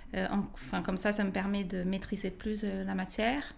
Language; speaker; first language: French; non-native, fluent; Portuguese